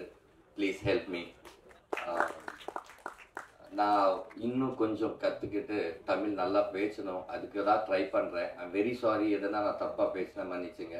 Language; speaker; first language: Tamil; non-native, learner; Telugu